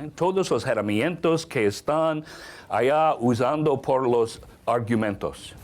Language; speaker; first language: Spanish; non-native, learner; English